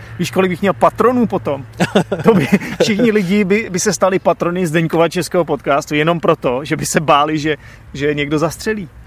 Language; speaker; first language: Czech; native; Czech